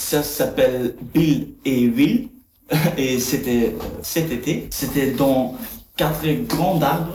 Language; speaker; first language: French; non-native, learner; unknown